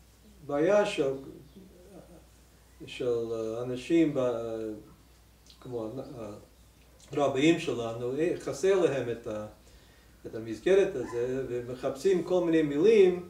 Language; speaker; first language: Hebrew; non-native, fluent; English